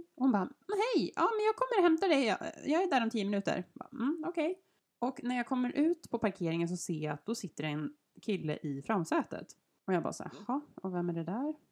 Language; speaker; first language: Swedish; native; Swedish